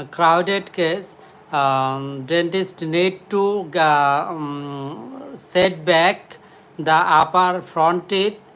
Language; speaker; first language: English; non-native, local second language; Bangla